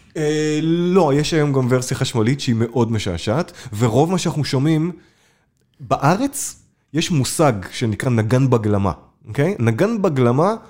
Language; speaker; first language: Hebrew; native; Hebrew